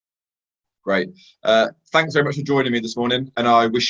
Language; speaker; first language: English; native; English